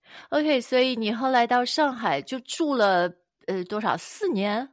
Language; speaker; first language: Chinese; native; Chinese